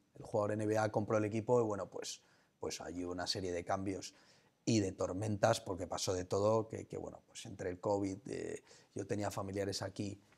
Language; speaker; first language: Spanish; native; Spanish